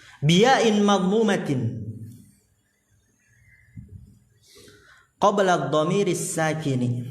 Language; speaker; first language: Arabic; non-native, fluent; Indonesian